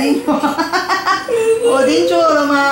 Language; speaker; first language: Chinese; native; Chinese